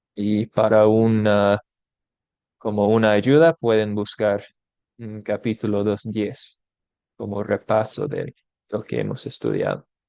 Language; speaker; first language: Spanish; non-native, fluent; English